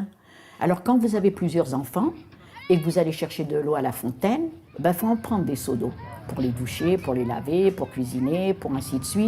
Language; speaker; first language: French; early bilingual, other home language; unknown